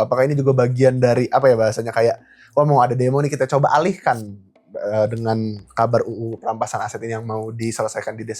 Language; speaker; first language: Indonesian; native; Indonesian